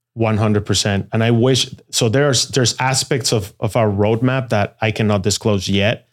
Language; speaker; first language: English; non-native, fluent; Spanish